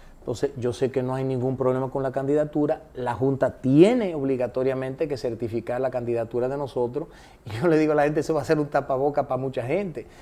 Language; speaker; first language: Spanish; early bilingual, heritage; Spanish